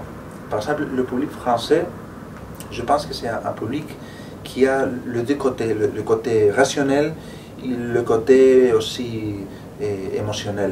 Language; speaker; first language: French; non-native, fluent; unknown